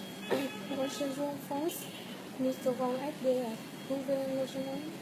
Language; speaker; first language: French; non-native, learner; Vietnamese